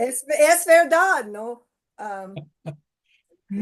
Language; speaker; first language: Spanish; non-native, learner; English